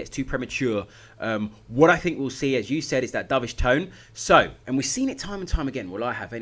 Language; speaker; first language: English; native; English